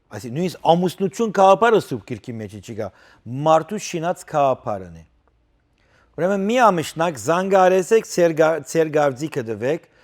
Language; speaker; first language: Armenian; early bilingual, heritage; Armenian